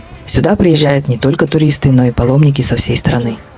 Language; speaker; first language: Russian; native; Russian